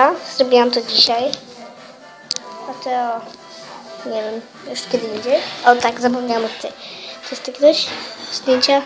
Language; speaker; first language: Polish; early bilingual, heritage; Polish